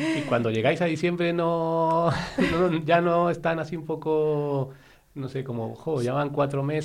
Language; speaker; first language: Spanish; native; Spanish